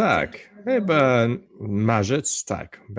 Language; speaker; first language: Polish; non-native, learner; English